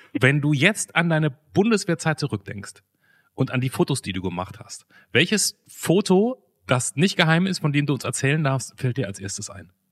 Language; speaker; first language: German; native; German